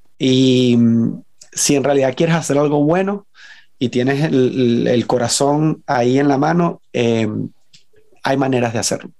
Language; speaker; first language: Spanish; native; Spanish